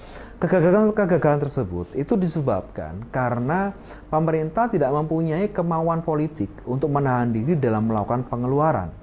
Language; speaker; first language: Indonesian; native; Indonesian